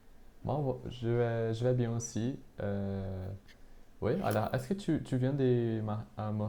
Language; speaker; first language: French; non-native, fluent; Portuguese